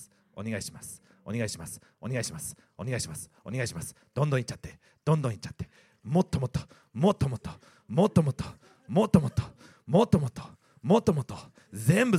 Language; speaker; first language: Japanese; non-native, learner; English